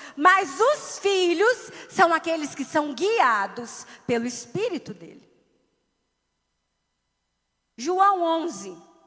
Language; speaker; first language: Portuguese; native; Portuguese